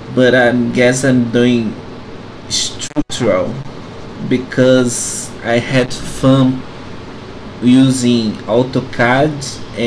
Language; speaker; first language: English; non-native, fluent; Portuguese